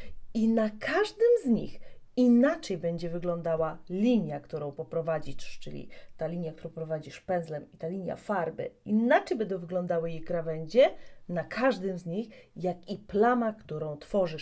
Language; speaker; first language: Polish; native; Polish